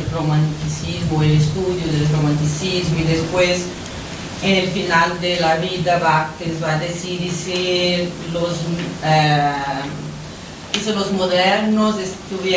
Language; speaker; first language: Spanish; non-native, fluent; Portuguese